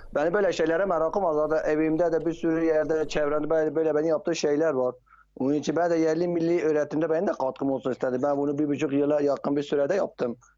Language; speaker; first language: Turkish; non-native, local second language; Kurdish